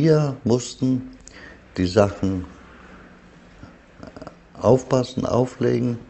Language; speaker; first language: German; non-native, fluent; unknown